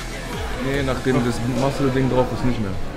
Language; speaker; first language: German; native; German